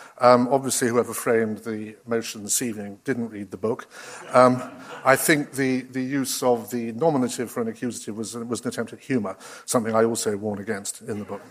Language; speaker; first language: English; native; English